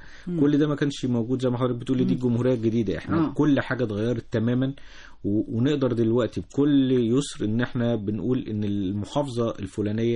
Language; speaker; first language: Arabic; native; Arabic